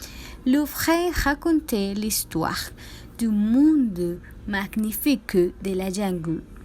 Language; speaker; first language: French; non-native, learner; Spanish